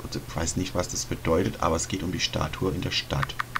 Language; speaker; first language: German; native; German